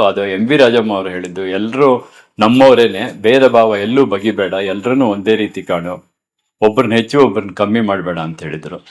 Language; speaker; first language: Kannada; native; Kannada